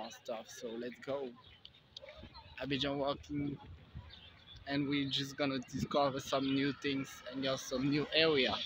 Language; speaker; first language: English; non-native, fluent; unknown